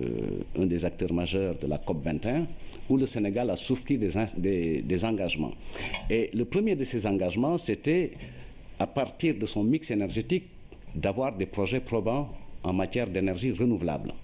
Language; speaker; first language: French; non-native, local second language; Wolof